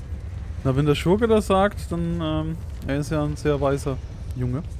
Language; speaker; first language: German; native; German